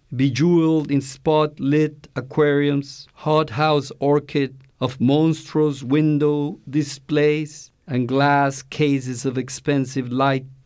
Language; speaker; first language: English; non-native, fluent; Spanish